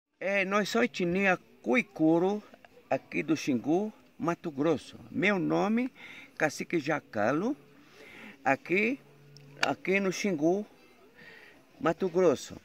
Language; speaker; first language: Portuguese; non-native, local second language; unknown